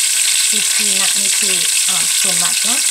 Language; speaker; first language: French; non-native, learner; Haitian Creole